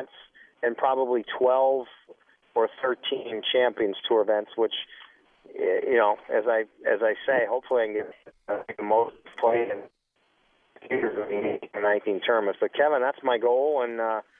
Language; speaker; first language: English; native; English